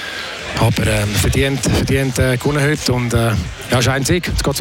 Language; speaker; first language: German; native; German